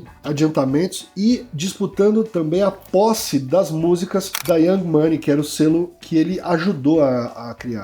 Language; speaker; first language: Portuguese; native; Portuguese